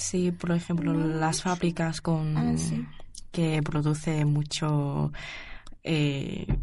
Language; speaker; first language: Spanish; non-native, learner; Chinese